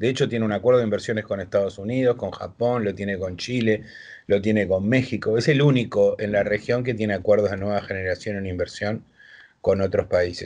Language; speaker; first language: Spanish; native; Spanish